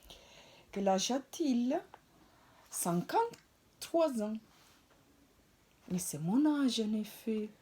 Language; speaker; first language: French; non-native, fluent; Italian